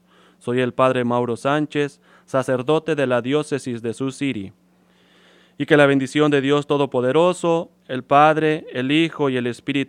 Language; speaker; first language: Spanish; native; Spanish